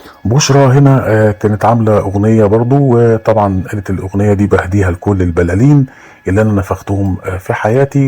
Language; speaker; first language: Arabic; native; Arabic